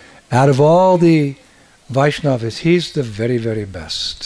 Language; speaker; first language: English; native; English